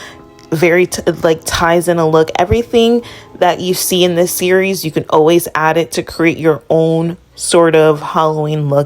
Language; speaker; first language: English; native; English